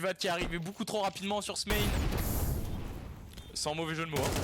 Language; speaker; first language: French; native; French